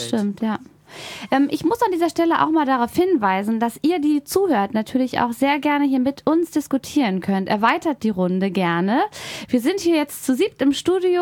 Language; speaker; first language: German; native; German